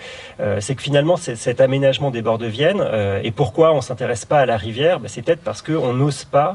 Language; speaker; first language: French; native; French